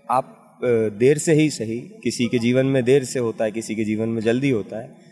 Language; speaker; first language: Hindi; native; Hindi